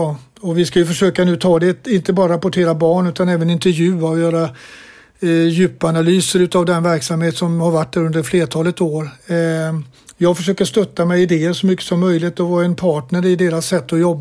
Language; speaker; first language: Swedish; native; Swedish